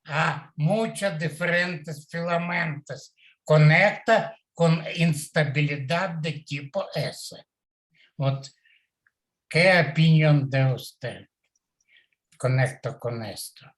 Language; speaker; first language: Spanish; non-native, learner; Russian